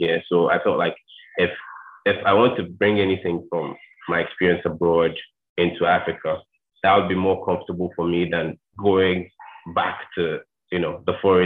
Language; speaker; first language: English; non-native, local second language; Akan